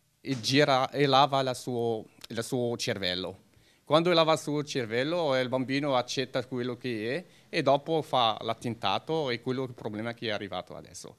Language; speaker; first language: Italian; non-native, learner; Arabic